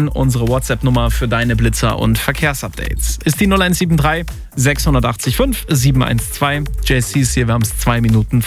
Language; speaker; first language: German; native; German